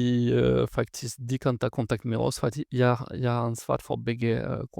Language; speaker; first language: Norwegian; non-native, fluent; French